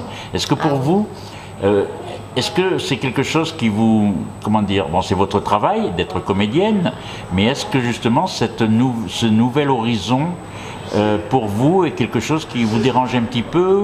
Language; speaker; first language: French; native; French